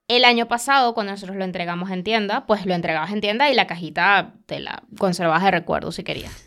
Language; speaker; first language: Spanish; native; Spanish